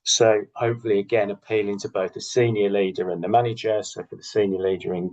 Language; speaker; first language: English; native; English